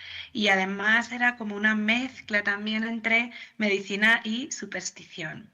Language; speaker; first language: Spanish; native; Spanish